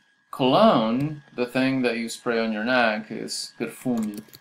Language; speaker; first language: English; non-native, fluent; Portuguese